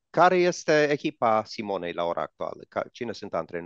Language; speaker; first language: Romanian; native; Romanian